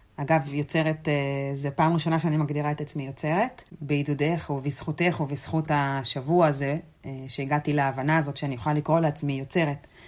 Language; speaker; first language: Hebrew; early bilingual, other home language; Russian